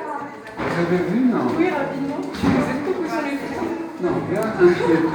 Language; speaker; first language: French; non-native, fluent; Portuguese